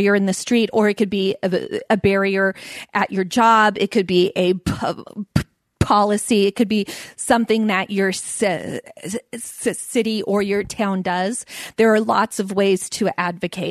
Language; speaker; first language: English; native; English